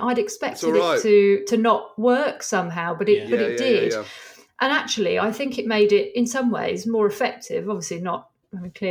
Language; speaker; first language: English; native; English